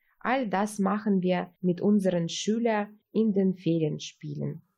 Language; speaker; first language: German; early bilingual, heritage; Russian